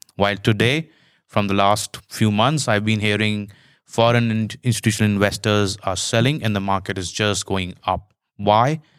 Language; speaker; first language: English; non-native, local second language; Hindi